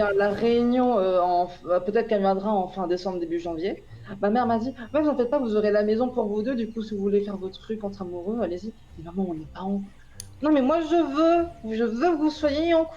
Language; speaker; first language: French; native; French